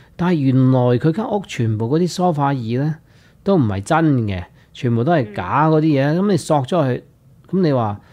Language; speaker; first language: Cantonese; native; Cantonese